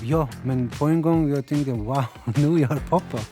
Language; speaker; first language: Swedish; non-native, learner; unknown